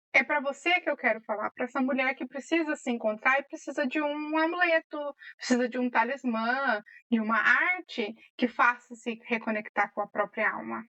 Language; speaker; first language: Portuguese; native; Portuguese